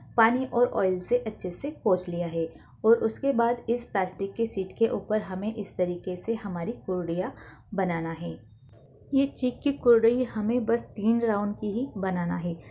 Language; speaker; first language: Hindi; non-native, local second language; Marathi